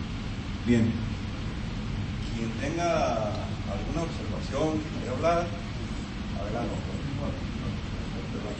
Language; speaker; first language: Spanish; native; Spanish